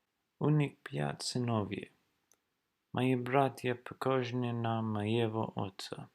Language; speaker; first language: Russian; non-native, learner; English